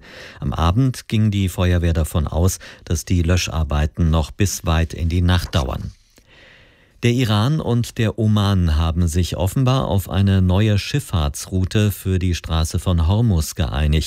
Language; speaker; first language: German; native; German